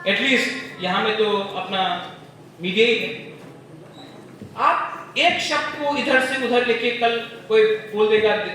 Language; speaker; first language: Hindi; non-native, local second language; Bangla